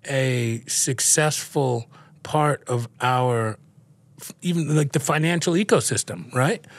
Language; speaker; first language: English; native; English